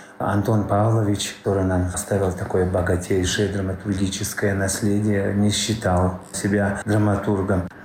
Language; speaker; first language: Russian; non-native, local second language; Tajik